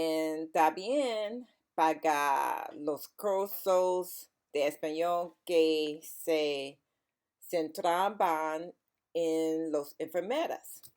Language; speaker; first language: Spanish; non-native, learner; English